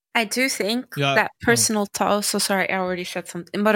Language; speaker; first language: English; non-native, fluent; Dutch